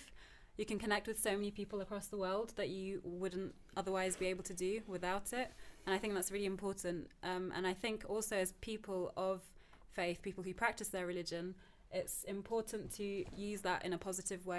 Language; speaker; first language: English; early bilingual, other home language; Turkish